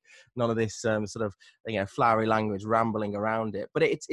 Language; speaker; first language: English; native; English